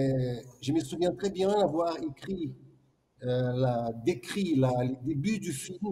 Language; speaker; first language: French; non-native, fluent; Portuguese